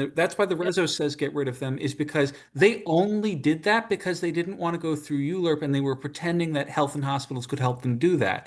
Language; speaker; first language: English; native; English